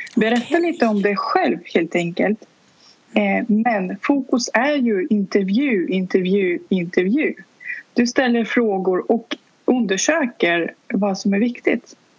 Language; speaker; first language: Swedish; non-native, fluent; Russian